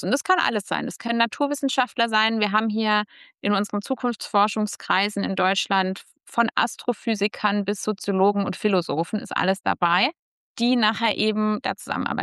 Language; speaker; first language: German; native; German